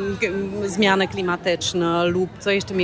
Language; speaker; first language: Polish; non-native, fluent; German